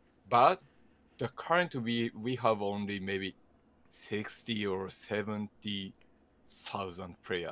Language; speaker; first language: English; non-native, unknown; Japanese